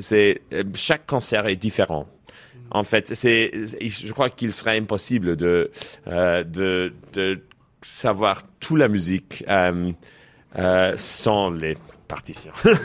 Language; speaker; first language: French; non-native, learner; English